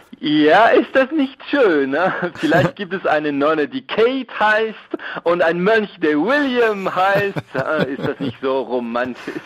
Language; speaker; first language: German; non-native, local second language; French